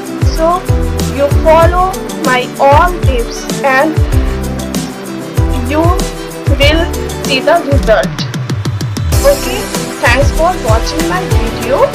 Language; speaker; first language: English; non-native, learner; Hindi